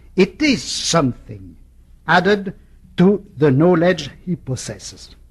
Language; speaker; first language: English; non-native, fluent; French